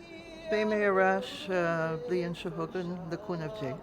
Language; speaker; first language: Irish; non-native, learner; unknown